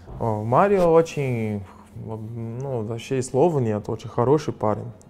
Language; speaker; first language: Russian; non-native, fluent; Portuguese